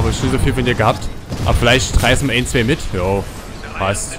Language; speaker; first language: German; native; German